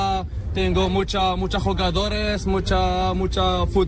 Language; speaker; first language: Spanish; non-native, learner; Arabic